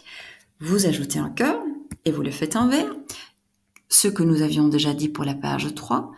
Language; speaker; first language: French; non-native, fluent; Dutch